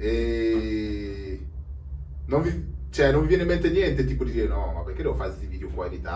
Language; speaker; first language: Italian; native; Italian